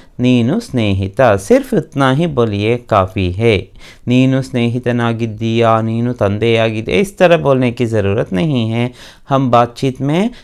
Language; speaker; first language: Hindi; non-native, local second language; Kannada